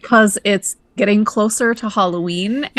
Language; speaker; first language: English; native; English